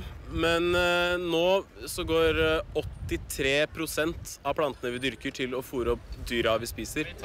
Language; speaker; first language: Norwegian; native; Norwegian